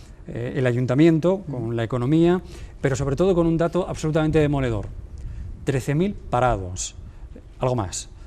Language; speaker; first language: Spanish; native; Spanish